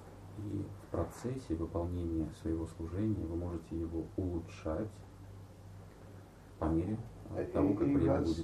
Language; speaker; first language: Russian; native; Russian